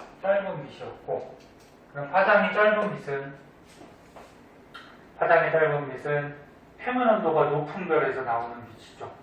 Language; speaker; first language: Korean; native; Korean